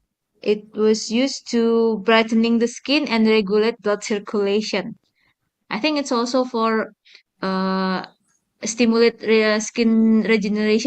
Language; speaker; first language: English; non-native, fluent; Indonesian